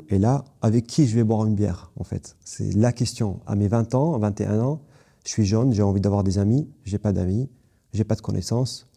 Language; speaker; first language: French; non-native, fluent; Kurdish